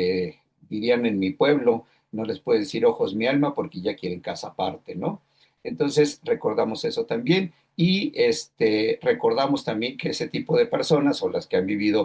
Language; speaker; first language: Spanish; native; Spanish